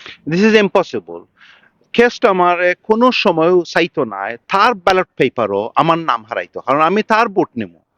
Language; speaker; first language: Bangla; early bilingual, heritage; Bangla